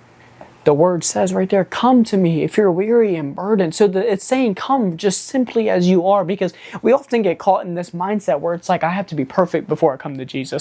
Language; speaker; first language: English; native; English